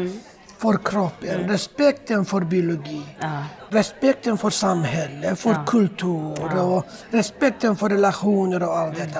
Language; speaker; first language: Swedish; non-native, fluent; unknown